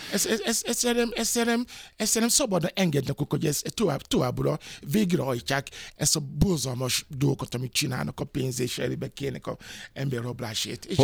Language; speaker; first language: Hungarian; non-native, learner; Yoruba